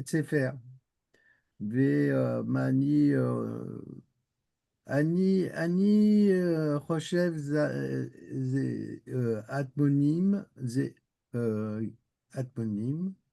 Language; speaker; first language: Hebrew; non-native, learner; French